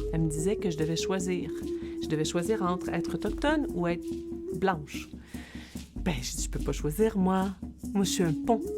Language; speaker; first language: French; native; French